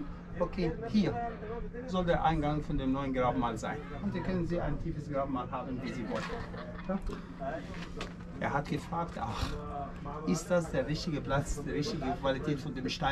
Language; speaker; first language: German; non-native, fluent; Arabic